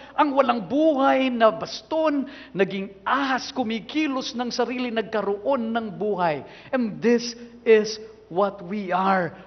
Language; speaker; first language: Filipino; non-native, local second language; Cebuano